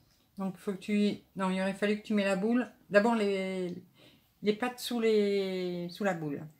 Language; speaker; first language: French; native; French